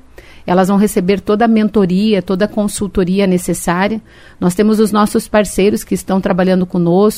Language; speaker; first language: Portuguese; native; Portuguese